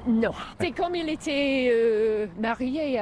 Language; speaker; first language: French; non-native, fluent; English